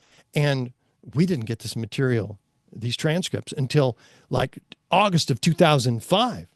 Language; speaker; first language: English; native; English